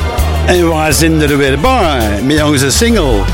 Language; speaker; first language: Dutch; native; Dutch